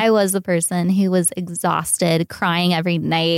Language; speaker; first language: English; native; English